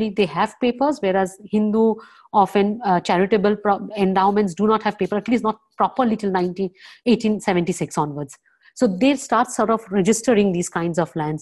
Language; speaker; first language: English; non-native, local second language; Bangla